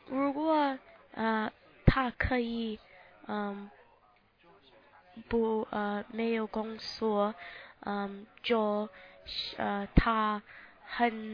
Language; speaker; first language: Chinese; non-native, learner; English